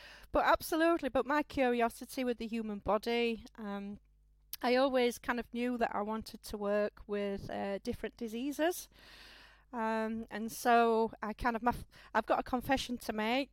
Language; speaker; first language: English; native; English